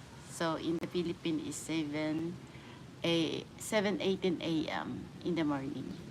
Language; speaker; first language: English; non-native, local second language; Filipino